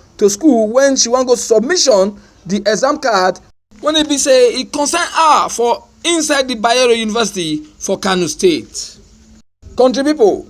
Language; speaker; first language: Nigerian Pidgin; native; Nigerian Pidgin